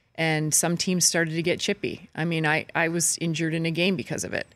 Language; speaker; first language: English; native; English